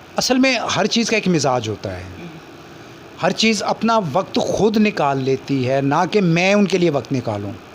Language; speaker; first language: Urdu; non-native, local second language; Punjabi